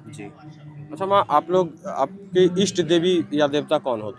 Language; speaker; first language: Hindi; native; Hindi